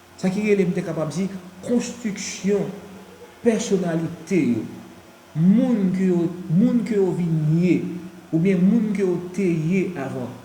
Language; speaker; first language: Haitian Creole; native; Haitian Creole